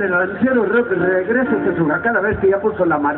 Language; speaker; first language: Spanish; native; Spanish